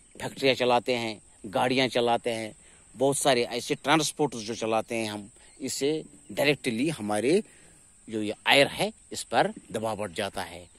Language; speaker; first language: Urdu; non-native, local second language; Kashmiri